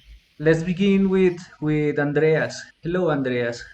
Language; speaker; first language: English; non-native, fluent; Spanish